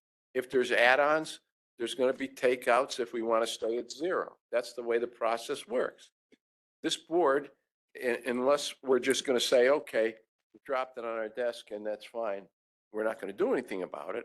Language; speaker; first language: English; native; English